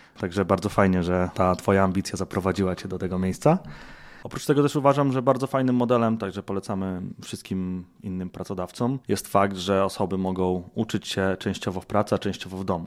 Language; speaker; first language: Polish; native; Polish